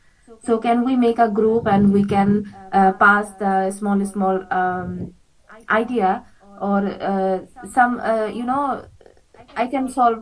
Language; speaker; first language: English; non-native, fluent; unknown